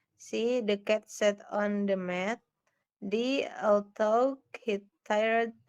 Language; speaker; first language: English; non-native, learner; Indonesian